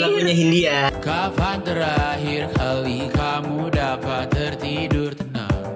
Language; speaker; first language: Indonesian; native; Indonesian